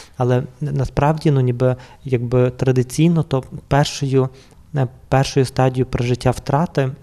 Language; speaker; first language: Ukrainian; native; Ukrainian